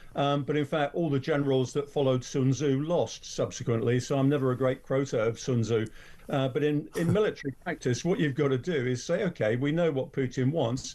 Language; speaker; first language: English; native; English